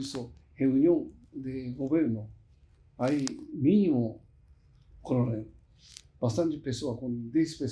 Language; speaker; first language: Portuguese; non-native, learner; Japanese